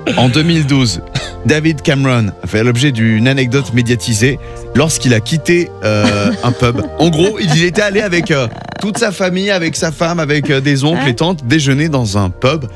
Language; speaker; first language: French; native; French